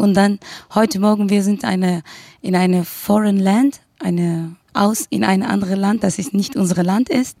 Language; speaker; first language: German; non-native, learner; Kurdish